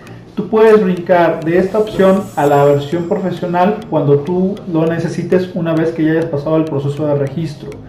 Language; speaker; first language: Spanish; native; Spanish